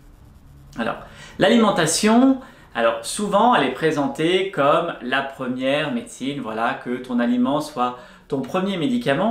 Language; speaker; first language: French; native; French